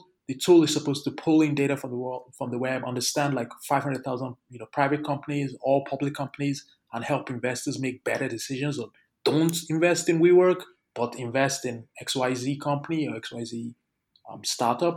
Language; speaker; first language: English; non-native, local second language; Yoruba